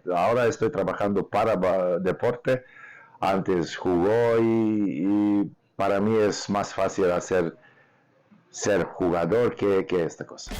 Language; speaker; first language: Spanish; non-native, learner; Serbian